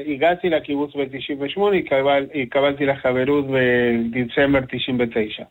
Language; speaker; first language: Hebrew; non-native, fluent; Spanish